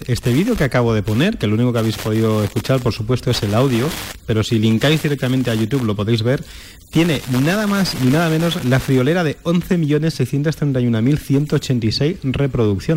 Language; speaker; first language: Spanish; native; Spanish